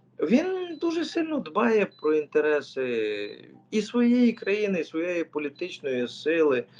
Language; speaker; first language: Ukrainian; native; Ukrainian